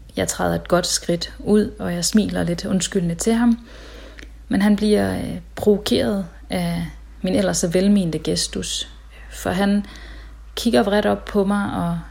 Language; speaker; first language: Danish; early bilingual, other home language; Tamil